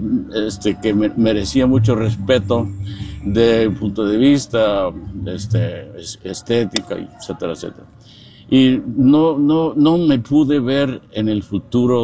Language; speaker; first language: Spanish; non-native, fluent; English